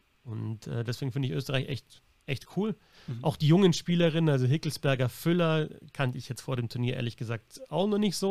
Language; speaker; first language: German; native; German